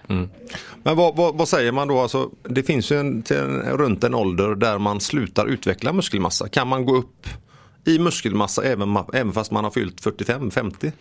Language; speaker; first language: Swedish; native; Swedish